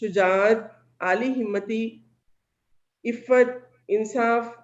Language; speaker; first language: Persian; non-native, fluent; Urdu